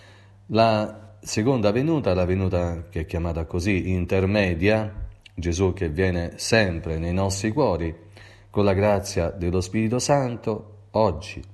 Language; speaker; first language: Italian; native; Italian